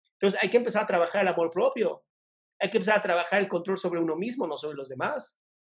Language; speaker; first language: Spanish; native; Spanish